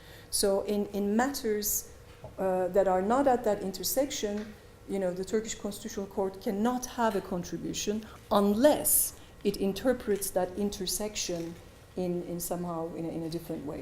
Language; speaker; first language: English; non-native, fluent; Turkish